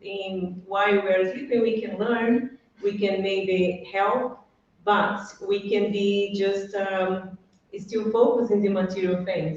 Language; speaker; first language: English; non-native, fluent; Portuguese